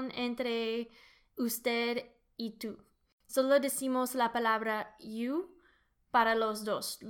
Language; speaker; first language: Spanish; non-native, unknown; English